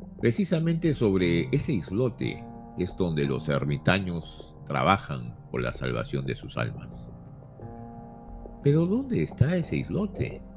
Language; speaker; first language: Spanish; native; Spanish